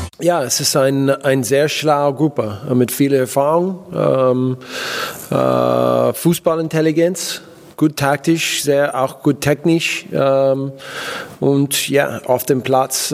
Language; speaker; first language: German; non-native, learner; English